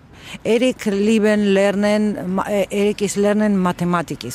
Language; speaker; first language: German; non-native, learner; Armenian